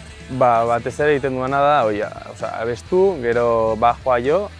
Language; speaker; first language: Basque; native; Basque